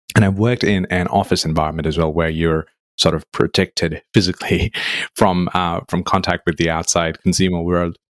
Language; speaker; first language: English; non-native, local second language; Nepali